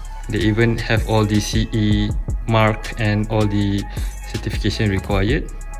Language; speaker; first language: English; non-native, local second language; Malay